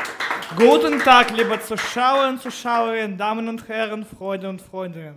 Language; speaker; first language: German; non-native, learner; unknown